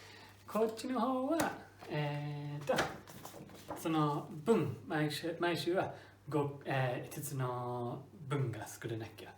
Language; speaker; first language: Japanese; non-native, fluent; English